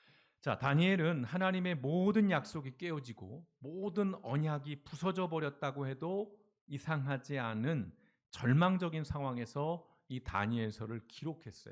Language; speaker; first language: Korean; native; Korean